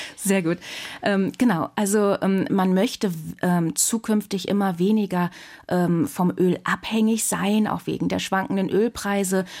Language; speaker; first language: German; native; German